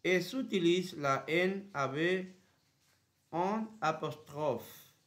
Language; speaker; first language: French; non-native, learner; Spanish